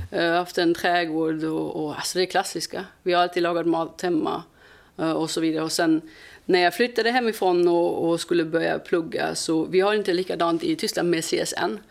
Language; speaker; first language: Swedish; non-native, fluent; German